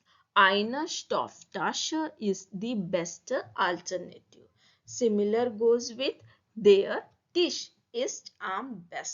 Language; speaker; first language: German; non-native, learner; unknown